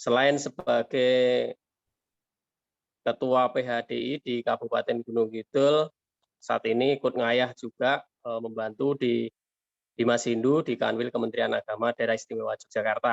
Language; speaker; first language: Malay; non-native, local second language; Javanese